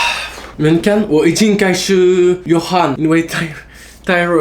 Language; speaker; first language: Chinese; non-native, learner; French